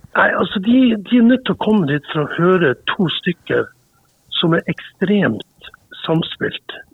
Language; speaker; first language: Norwegian; native; Norwegian